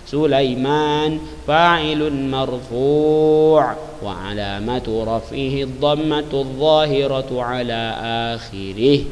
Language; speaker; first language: Arabic; non-native, fluent; Indonesian